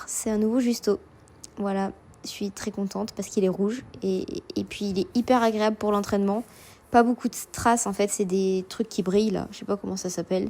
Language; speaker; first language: French; native; French